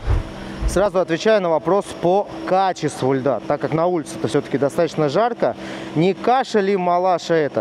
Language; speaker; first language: Russian; native; Russian